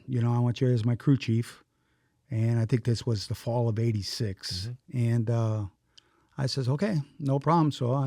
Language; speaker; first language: English; native; English